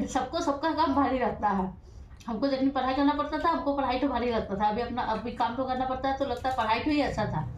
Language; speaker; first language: Hindi; non-native, local second language; Bangla